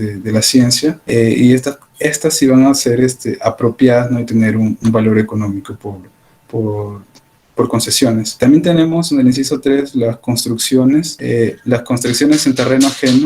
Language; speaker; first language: Spanish; native; Spanish